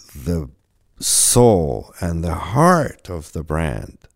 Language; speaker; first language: English; non-native, fluent; French